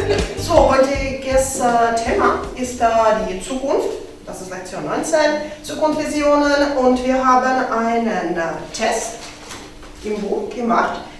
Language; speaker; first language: German; non-native, fluent; Czech